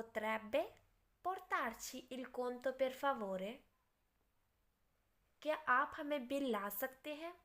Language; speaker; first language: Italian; non-native, fluent; Urdu